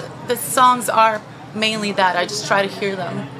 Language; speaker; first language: English; non-native, fluent; Bosnian